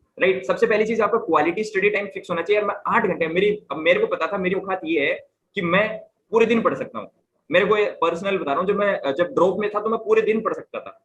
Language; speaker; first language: Hindi; native; Hindi